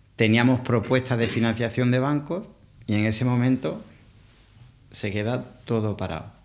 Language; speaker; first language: Spanish; native; Spanish